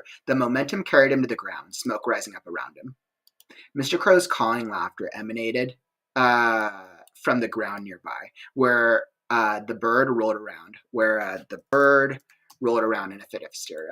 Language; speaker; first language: English; native; English